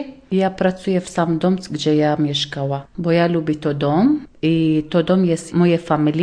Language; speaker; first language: Polish; early bilingual, heritage; Arabic